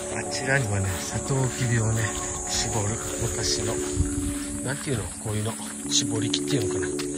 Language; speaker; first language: Japanese; native; Japanese